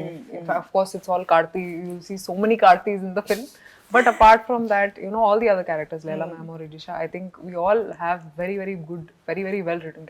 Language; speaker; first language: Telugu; non-native, local second language; Hindi